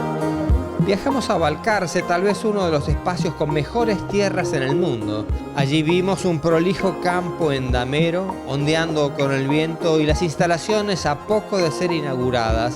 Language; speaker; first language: Spanish; native; Spanish